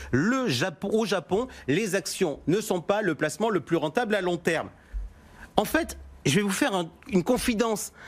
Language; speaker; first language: French; native; French